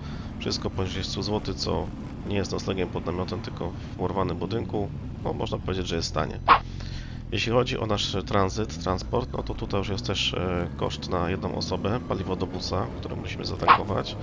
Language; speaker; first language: Polish; native; Polish